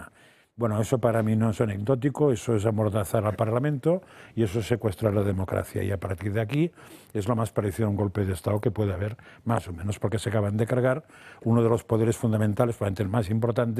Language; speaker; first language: Spanish; native; Spanish